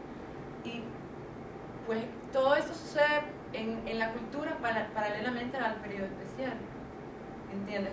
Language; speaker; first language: Spanish; native; Spanish